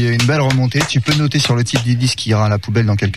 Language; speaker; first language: French; native; French